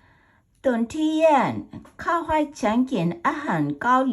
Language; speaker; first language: Thai; non-native, fluent; Burmese